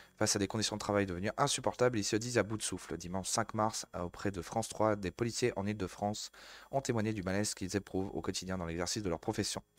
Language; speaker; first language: French; native; French